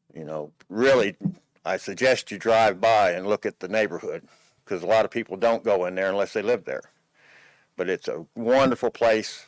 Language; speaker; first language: English; native; English